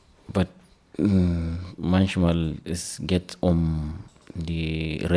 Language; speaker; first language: German; non-native, learner; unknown